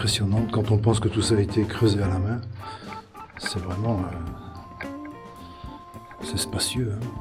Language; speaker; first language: French; native; French